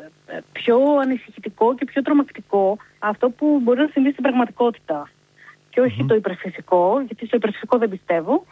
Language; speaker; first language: Greek; native; Greek